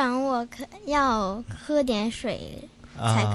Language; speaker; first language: Chinese; non-native, local second language; Cantonese